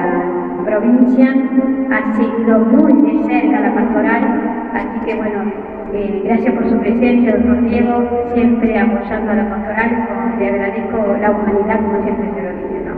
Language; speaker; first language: Spanish; native; Spanish